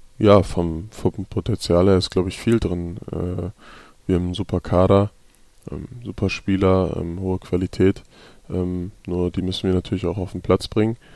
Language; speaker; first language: German; native; German